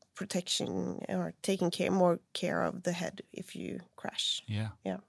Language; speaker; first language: English; non-native, fluent; Swedish